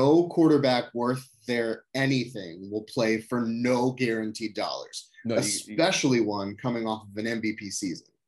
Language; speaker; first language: English; native; English